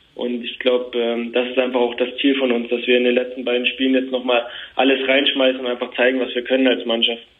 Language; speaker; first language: German; native; German